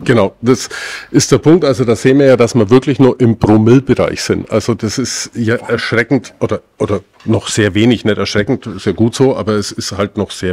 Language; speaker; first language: German; native; German